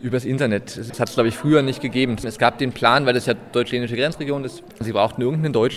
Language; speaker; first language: German; native; German